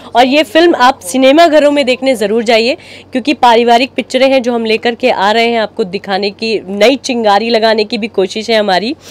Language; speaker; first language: Hindi; native; Hindi